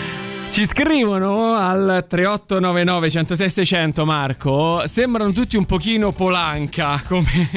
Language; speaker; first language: Italian; native; Italian